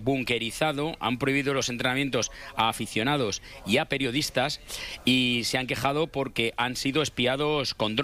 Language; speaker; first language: Spanish; native; Spanish